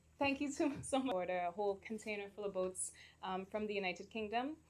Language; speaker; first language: English; native; English